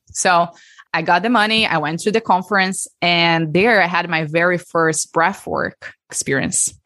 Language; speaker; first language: English; non-native, fluent; Portuguese